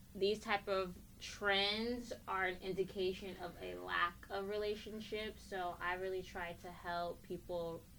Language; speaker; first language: English; native; English